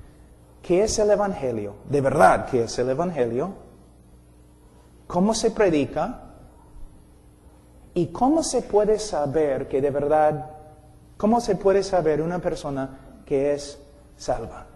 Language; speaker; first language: Spanish; non-native, fluent; English